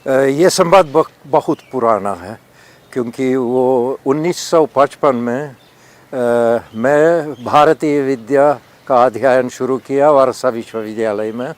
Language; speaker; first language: Hindi; non-native, fluent; Polish